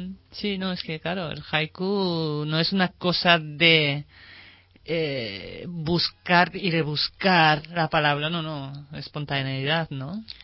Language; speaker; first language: Spanish; non-native, fluent; Japanese